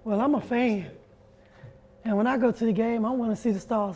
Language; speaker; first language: English; native; English